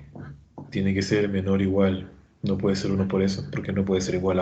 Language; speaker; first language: Spanish; native; Spanish